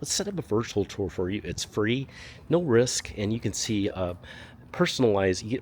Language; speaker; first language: English; native; English